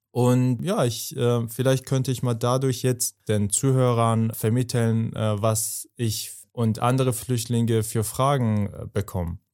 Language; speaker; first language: German; non-native, fluent; Persian